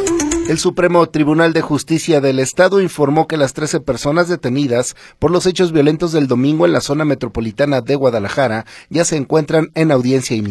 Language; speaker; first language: Spanish; native; Spanish